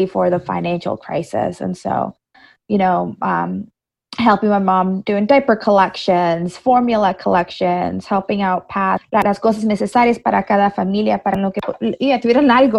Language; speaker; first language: English; early bilingual, other home language; Spanish